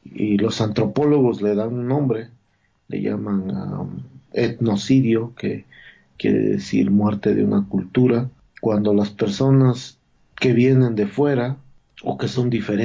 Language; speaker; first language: Spanish; non-native, local second language; Zapotec